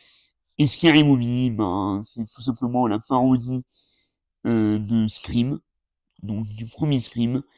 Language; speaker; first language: French; native; French